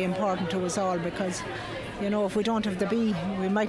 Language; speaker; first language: English; native; English